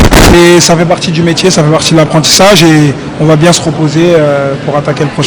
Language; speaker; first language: French; native; French